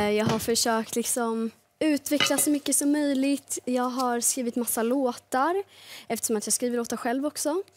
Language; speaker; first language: Swedish; native; Swedish